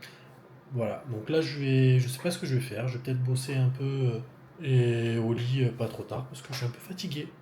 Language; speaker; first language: French; native; French